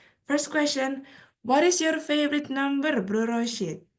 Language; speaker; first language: English; non-native, fluent; Indonesian